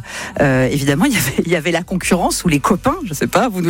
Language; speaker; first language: French; native; French